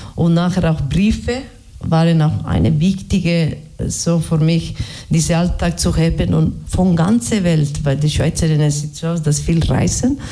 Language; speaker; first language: German; non-native, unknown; Basque